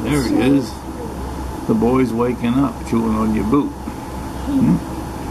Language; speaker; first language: English; native; English